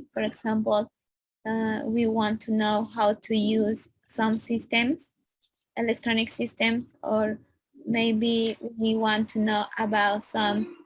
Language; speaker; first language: English; non-native, learner; Spanish